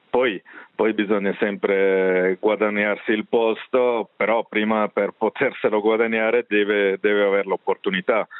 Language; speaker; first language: Italian; non-native, local second language; German